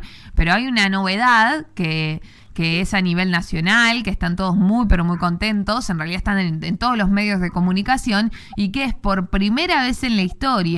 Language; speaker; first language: Spanish; native; Spanish